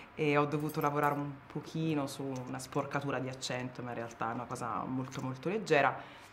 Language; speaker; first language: Italian; native; Italian